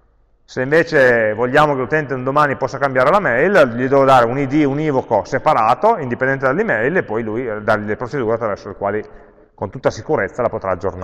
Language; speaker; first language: Italian; native; Italian